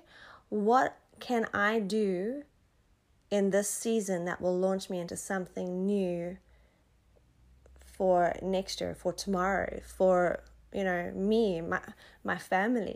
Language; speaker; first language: English; native; English